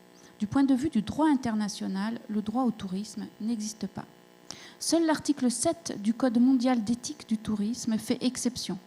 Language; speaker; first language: French; native; French